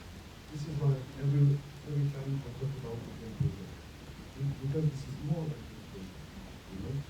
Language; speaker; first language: English; non-native, learner; French